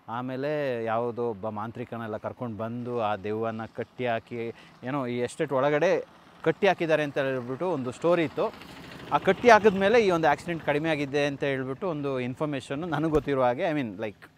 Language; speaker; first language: Kannada; non-native, local second language; Kodava